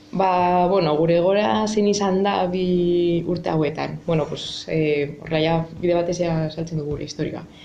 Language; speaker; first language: Basque; non-native, local second language; Spanish